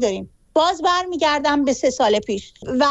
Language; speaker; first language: Persian; native; Persian